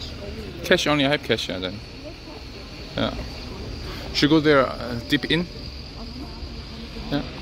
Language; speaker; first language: English; non-native, learner; Korean